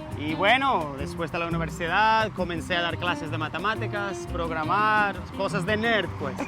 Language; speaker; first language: Spanish; non-native, fluent; English